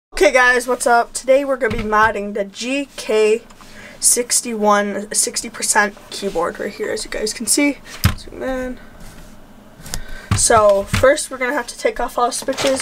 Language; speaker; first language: English; native; English